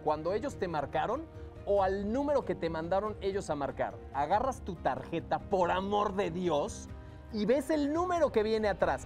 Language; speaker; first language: Spanish; native; Spanish